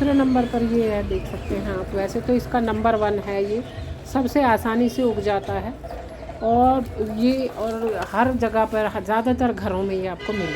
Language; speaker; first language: Hindi; native; Hindi